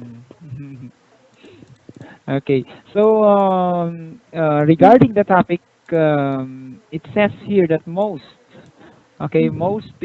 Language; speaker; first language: English; non-native, local second language; Filipino